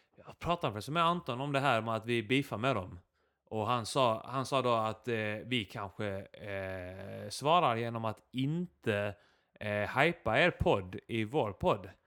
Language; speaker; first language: Swedish; early bilingual, other home language; Icelandic